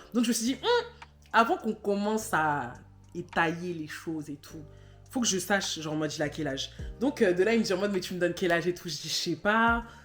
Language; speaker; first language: French; native; French